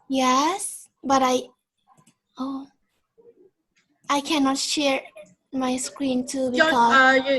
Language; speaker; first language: English; non-native, learner; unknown